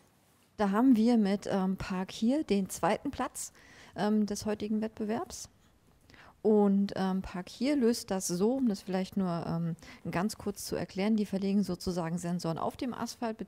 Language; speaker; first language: German; native; German